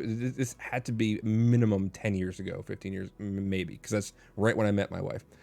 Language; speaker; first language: English; native; English